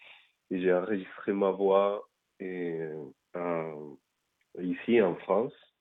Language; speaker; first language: French; non-native, fluent; Spanish